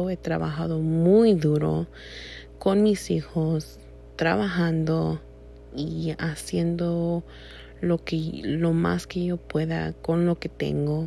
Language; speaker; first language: Spanish; early bilingual, heritage; Spanish